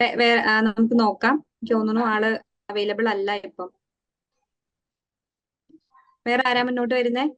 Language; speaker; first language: Malayalam; native; Malayalam